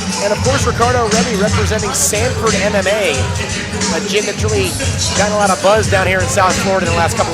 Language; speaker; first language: English; native; English